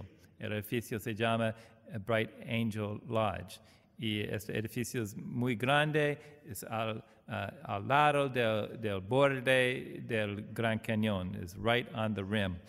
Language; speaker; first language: Spanish; non-native, learner; English